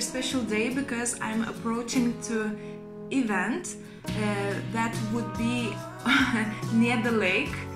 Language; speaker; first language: English; non-native, learner; Lithuanian